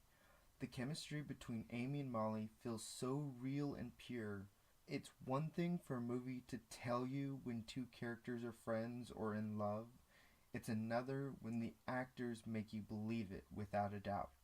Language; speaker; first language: English; native; English